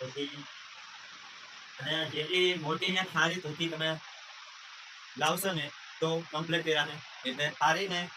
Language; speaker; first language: Gujarati; non-native, local second language; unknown